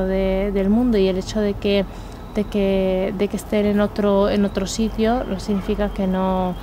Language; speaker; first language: Spanish; native; Spanish